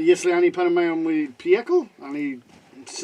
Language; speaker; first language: Russian; non-native, learner; English